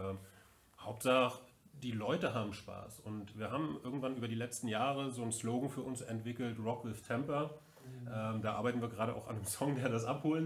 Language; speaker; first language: German; native; German